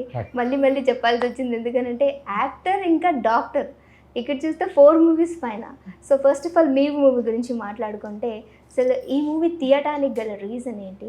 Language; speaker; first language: Telugu; native; Telugu